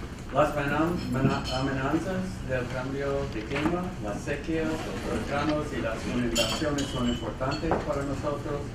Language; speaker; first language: Spanish; non-native, fluent; English